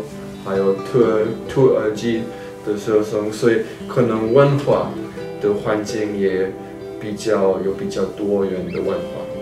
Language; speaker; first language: Chinese; non-native, fluent; German